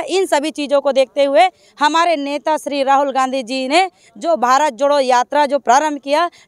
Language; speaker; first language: Hindi; native; Hindi